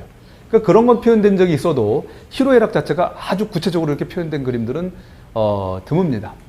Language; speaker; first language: Korean; native; Korean